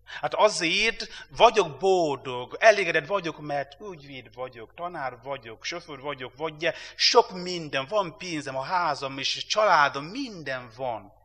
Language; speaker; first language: Hungarian; non-native, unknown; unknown